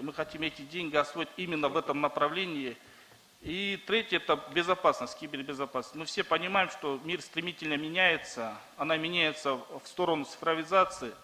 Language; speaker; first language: Russian; non-native, local second language; Kyrgyz